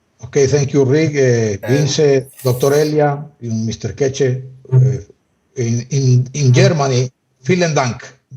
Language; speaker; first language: English; non-native, learner; Spanish